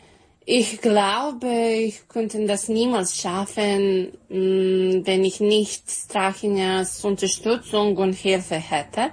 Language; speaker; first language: German; non-native, learner; Serbian